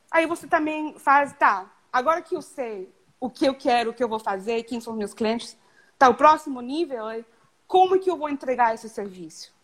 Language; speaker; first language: Portuguese; non-native, fluent; English